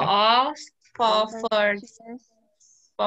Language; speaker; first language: Dutch; non-native, learner; Indonesian